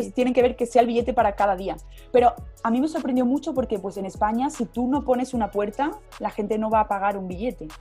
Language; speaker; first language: Spanish; native; Spanish